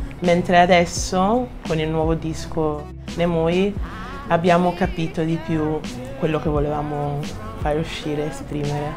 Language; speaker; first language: Italian; native; Italian